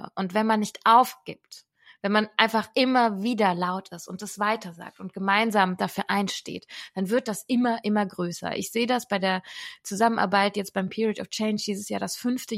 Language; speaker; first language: German; native; German